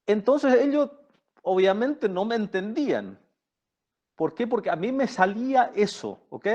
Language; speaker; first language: Spanish; non-native, local second language; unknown